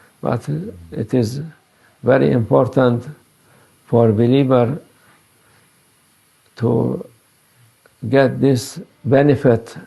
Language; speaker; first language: English; non-native, learner; Turkish